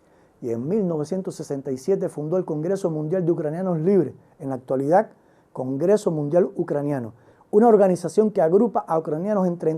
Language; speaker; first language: Spanish; native; Spanish